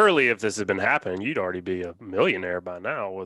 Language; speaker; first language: English; native; English